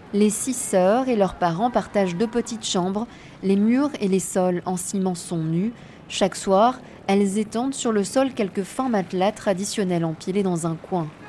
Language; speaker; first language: French; native; French